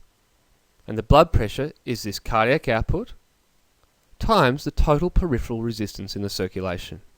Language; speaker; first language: English; native; English